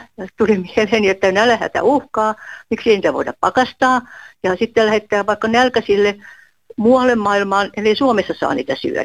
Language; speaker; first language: Finnish; native; Finnish